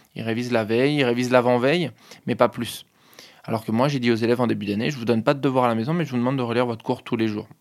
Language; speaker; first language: French; native; French